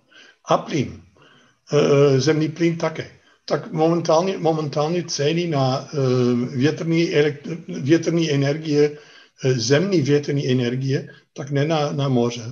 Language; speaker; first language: Czech; non-native, fluent; Dutch